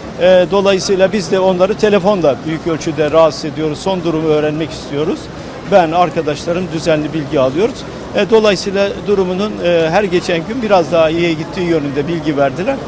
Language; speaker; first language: Turkish; native; Turkish